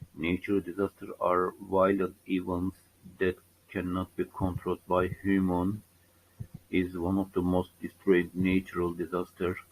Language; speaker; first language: English; non-native, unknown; Turkish